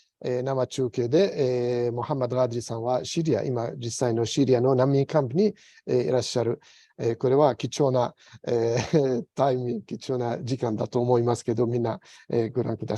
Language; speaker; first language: Japanese; non-native, fluent; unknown